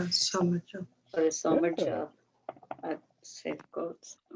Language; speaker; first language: English; non-native, learner; Spanish